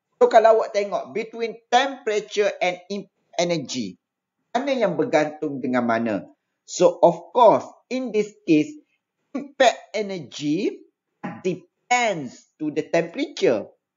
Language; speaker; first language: English; non-native, local second language; Malay